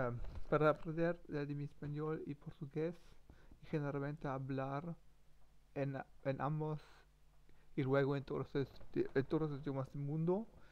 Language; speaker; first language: Spanish; non-native, learner; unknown